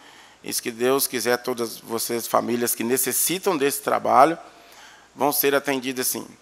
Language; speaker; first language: Portuguese; native; Portuguese